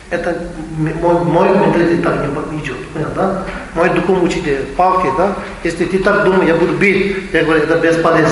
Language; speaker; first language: Russian; non-native, learner; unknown